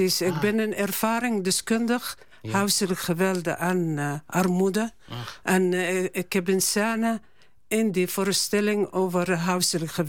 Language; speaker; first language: Dutch; non-native, learner; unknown